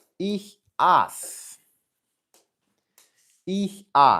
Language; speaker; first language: German; non-native, fluent; Ukrainian